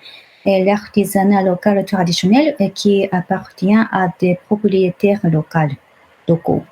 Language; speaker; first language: French; non-native, fluent; Japanese